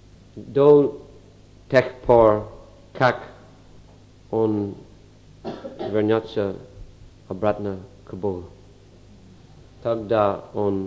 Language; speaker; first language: Russian; non-native, fluent; English